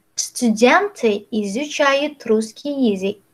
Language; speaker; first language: Russian; non-native, learner; Indonesian